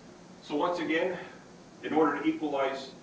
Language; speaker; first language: English; native; English